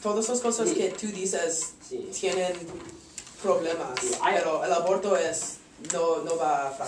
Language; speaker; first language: Spanish; non-native, learner; English